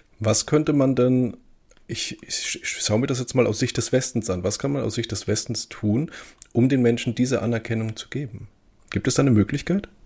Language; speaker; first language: German; native; German